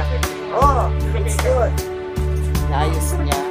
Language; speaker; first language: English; non-native, learner; Filipino